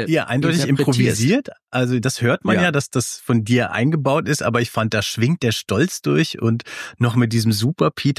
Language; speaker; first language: German; native; German